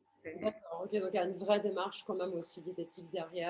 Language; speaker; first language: French; native; French